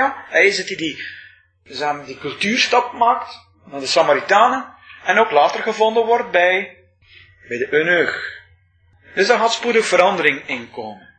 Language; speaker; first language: Dutch; native; Dutch